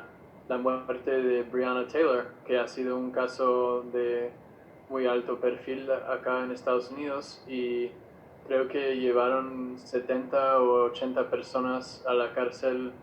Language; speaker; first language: Spanish; non-native, fluent; English